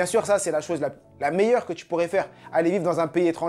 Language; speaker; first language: French; native; French